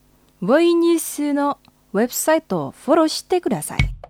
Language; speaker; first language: Japanese; non-native, fluent; Indonesian